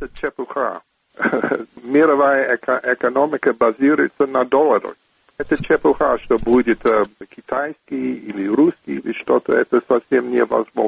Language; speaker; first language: Russian; non-native, fluent; English